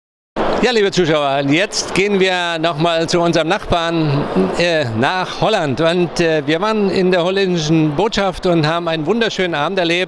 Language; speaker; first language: German; native; German